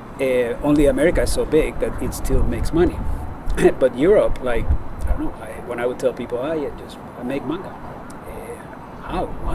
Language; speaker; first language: English; non-native, fluent; Spanish